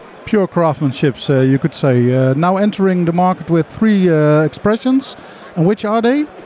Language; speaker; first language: English; non-native, fluent; Dutch